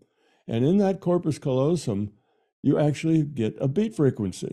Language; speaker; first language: English; native; English